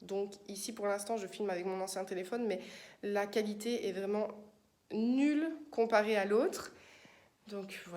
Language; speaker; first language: French; native; French